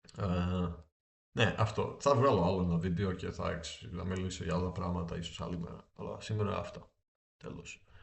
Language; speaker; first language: Greek; non-native, fluent; Slovak